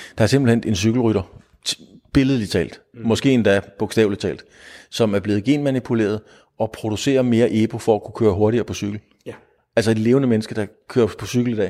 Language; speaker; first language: Danish; native; Danish